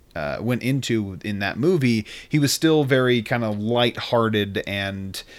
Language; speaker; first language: English; native; English